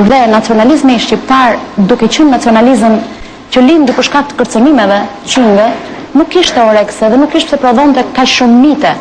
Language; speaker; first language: Albanian; native; Albanian